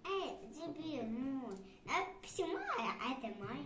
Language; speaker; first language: Russian; non-native, local second language; Kazakh